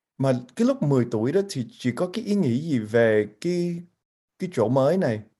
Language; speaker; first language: Vietnamese; early bilingual, heritage; Vietnamese